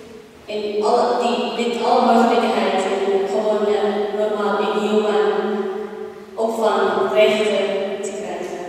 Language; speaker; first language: Dutch; non-native, learner; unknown